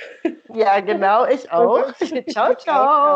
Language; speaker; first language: German; native; German